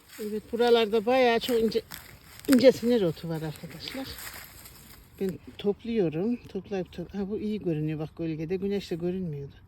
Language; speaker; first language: Turkish; native; Turkish